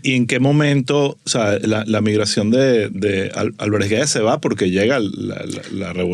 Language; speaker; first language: Spanish; native; Spanish